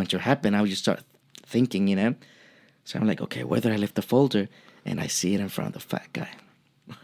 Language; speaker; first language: English; non-native, fluent; Spanish